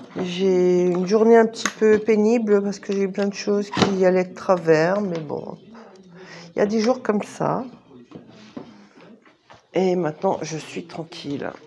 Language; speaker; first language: French; native; French